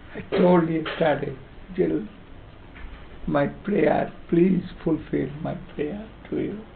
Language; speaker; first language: English; non-native, local second language; Bangla